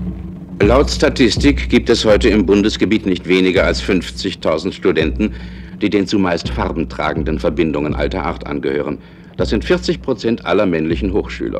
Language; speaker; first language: German; native; German